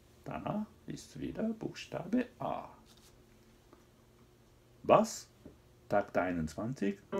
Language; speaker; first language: German; non-native, learner; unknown